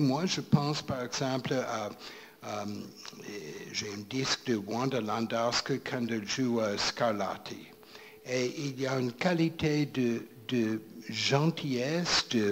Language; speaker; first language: French; non-native, fluent; English